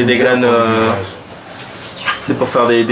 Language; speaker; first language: French; native; French